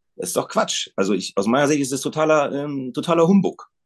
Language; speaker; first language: German; native; German